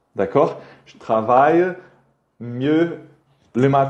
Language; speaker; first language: French; non-native, fluent; Portuguese